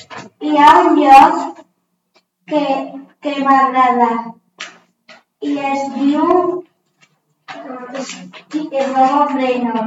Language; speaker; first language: Catalan; non-native, local second language; Spanish